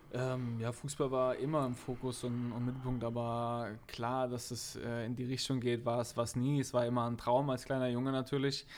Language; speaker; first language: German; native; German